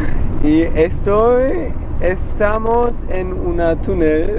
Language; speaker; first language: Spanish; non-native, learner; German